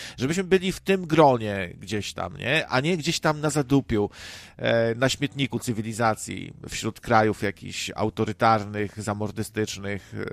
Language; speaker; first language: Polish; native; Polish